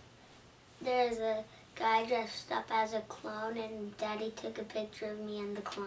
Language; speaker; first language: English; native; English